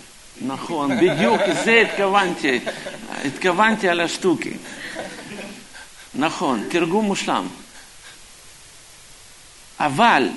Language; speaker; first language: Hebrew; non-native, fluent; Russian